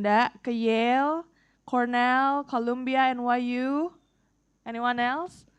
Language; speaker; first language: English; non-native, fluent; Indonesian